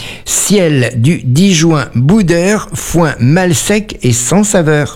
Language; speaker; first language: French; native; French